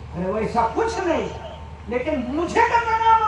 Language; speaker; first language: Hindi; non-native, local second language; Marathi